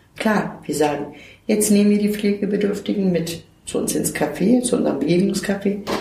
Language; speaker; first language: German; non-native, fluent; Turkish